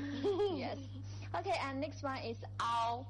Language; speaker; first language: English; non-native, fluent; Chinese